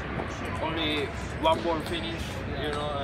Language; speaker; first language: English; non-native, learner; Japanese